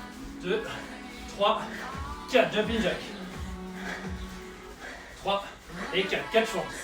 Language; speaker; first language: French; native; French